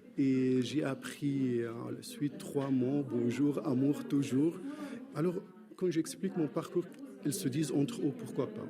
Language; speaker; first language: French; non-native, fluent; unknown